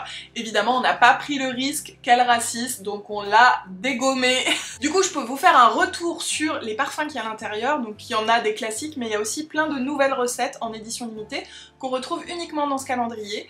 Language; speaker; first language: French; native; French